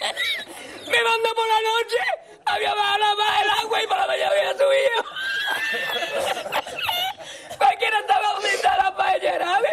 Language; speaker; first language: Spanish; native; Spanish